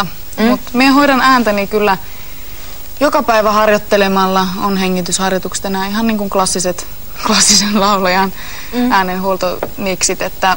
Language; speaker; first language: Finnish; native; Finnish